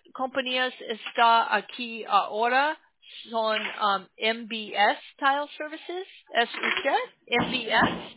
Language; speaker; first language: Spanish; non-native, learner; English